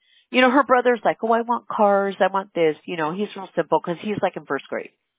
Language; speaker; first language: English; early bilingual, other home language; Spanish